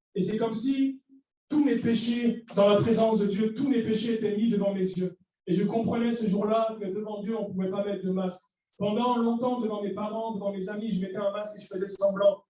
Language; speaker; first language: French; early bilingual, other home language; Arabic